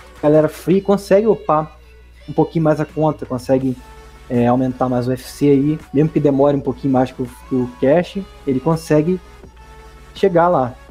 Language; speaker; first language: Portuguese; native; Portuguese